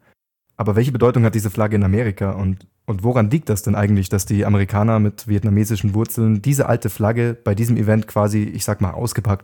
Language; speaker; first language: German; native; German